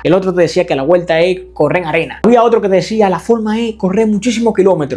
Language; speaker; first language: Spanish; native; Spanish